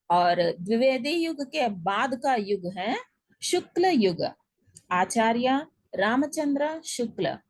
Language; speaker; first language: Hindi; non-native, local second language; Telugu